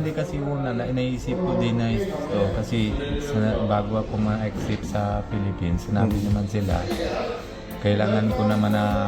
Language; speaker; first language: Filipino; non-native, learner; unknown